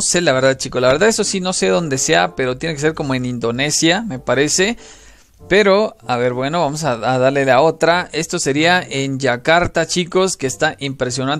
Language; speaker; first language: Spanish; native; Spanish